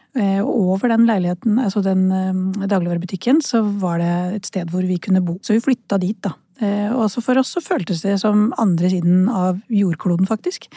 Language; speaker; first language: Norwegian; early bilingual, other home language; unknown